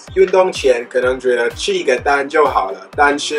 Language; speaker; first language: Chinese; non-native, fluent; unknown